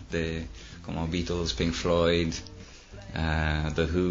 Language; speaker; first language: Spanish; non-native, fluent; English